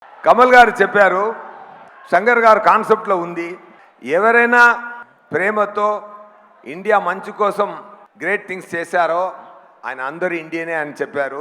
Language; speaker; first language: Telugu; non-native, learner; Tamil